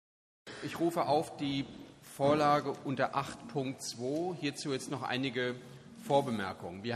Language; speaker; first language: German; native; German